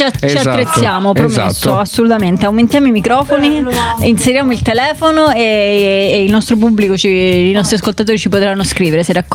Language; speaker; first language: Italian; native; Italian